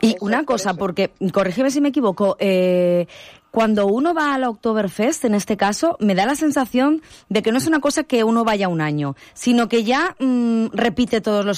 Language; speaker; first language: Spanish; native; Spanish